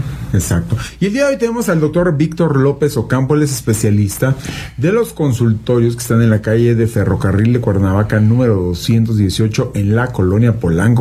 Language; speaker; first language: Spanish; native; Spanish